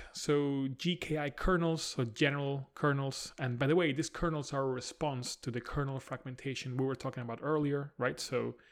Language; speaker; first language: English; non-native, fluent; Spanish